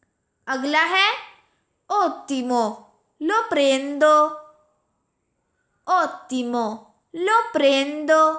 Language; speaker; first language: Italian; non-native, fluent; Urdu